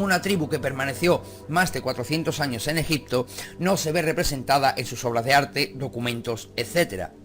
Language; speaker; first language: Spanish; native; Spanish